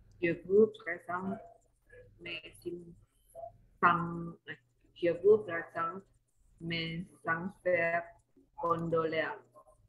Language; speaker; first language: French; non-native, learner; Indonesian